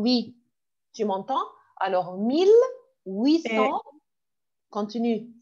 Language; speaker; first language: French; non-native, fluent; Arabic